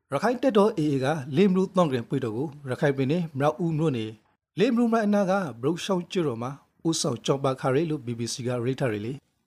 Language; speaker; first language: Burmese; native; Burmese